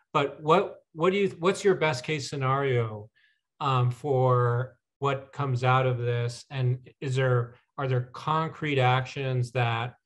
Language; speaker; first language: English; non-native, fluent; Spanish